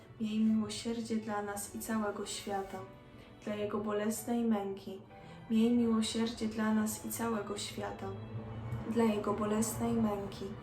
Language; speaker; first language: Polish; native; Polish